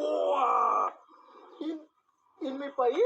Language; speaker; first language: Spanish; non-native, learner; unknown